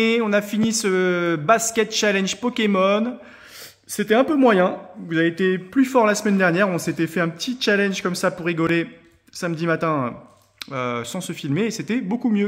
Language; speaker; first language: French; native; French